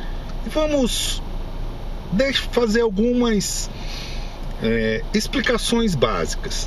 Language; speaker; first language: Portuguese; native; Portuguese